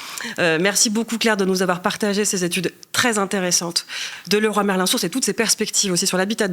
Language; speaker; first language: French; native; French